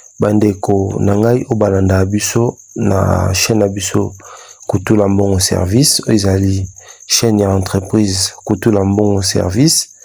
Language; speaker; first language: Lingala; native; Lingala